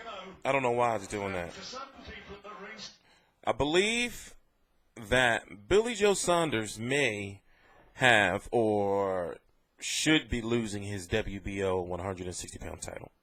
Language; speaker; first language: English; native; English